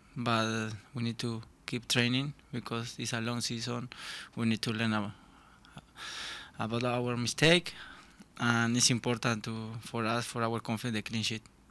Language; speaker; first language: English; non-native, learner; Spanish